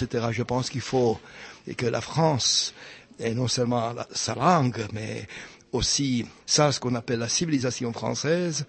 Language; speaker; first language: French; non-native, fluent; Czech